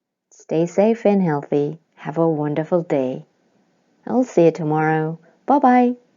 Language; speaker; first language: English; non-native, fluent; Korean